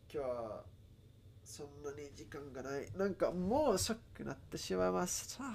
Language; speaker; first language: Japanese; non-native, learner; Spanish